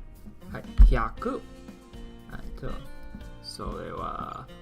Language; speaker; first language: Japanese; non-native, learner; English